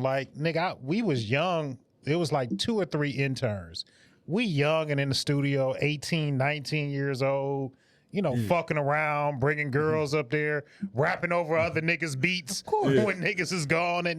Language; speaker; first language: English; native; English